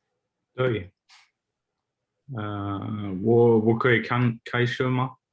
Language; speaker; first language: Chinese; non-native, learner; English